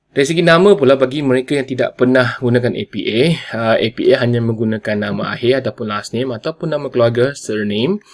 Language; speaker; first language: Malay; non-native, local second language; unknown